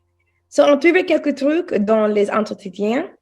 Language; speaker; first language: French; non-native, learner; English